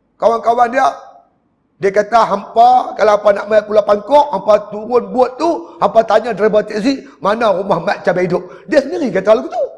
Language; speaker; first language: Malay; native; Malay